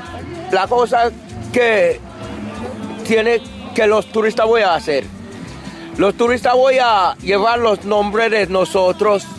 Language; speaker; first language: Spanish; non-native, local second language; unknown